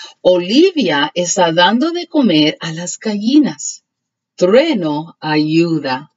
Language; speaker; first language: Spanish; early bilingual, heritage; Spanish